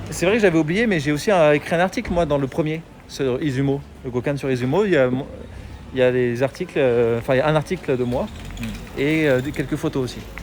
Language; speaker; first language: French; native; French